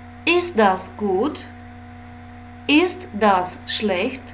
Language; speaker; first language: German; non-native, fluent; Russian